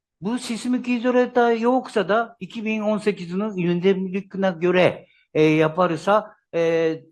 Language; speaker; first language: Turkish; non-native, learner; Japanese